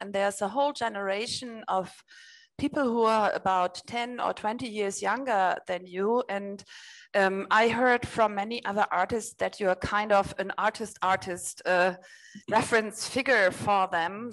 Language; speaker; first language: English; non-native, fluent; German